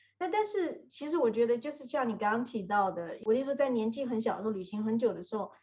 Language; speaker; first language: Chinese; native; Chinese